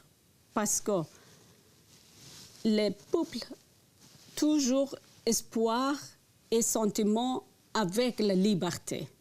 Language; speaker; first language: French; non-native, learner; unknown